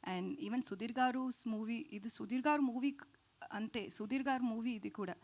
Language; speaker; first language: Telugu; non-native, learner; Tamil